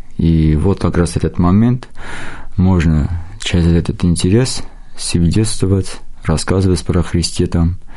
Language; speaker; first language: Russian; non-native, local second language; Armenian